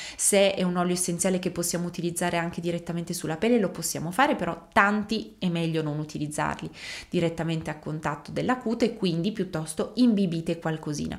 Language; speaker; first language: Italian; native; Italian